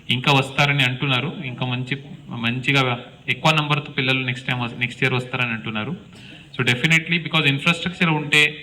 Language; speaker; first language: Telugu; non-native, fluent; Marathi